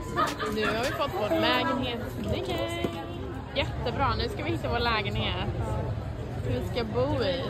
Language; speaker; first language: Swedish; native; Swedish